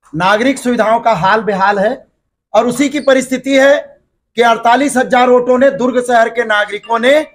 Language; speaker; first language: Hindi; native; Hindi